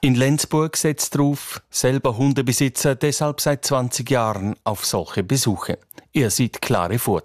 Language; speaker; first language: German; native; German